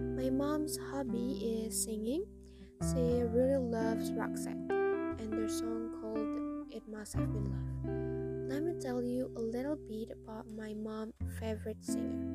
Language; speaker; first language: English; non-native, fluent; Indonesian